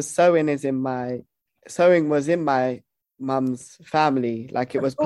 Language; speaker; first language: English; native; English